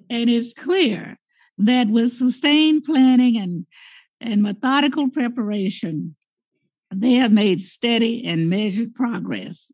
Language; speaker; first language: English; native; English